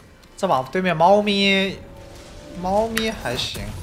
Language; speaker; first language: Chinese; native; Chinese